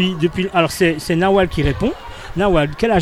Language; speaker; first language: French; native; French